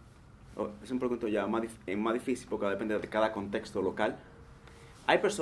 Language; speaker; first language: Spanish; native; Spanish